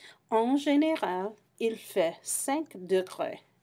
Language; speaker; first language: French; non-native, fluent; English